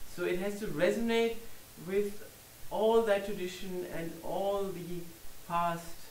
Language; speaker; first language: English; non-native, fluent; German